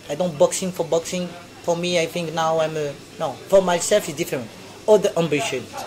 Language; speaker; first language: English; non-native, learner; French